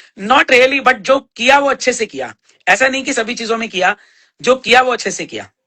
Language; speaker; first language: Hindi; native; Hindi